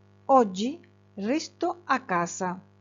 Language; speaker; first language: Italian; non-native, fluent; Spanish